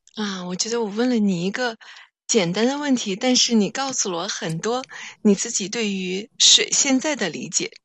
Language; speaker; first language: Chinese; native; Chinese